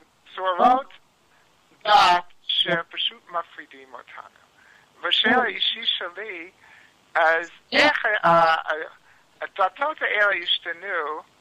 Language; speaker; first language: Hebrew; non-native, learner; English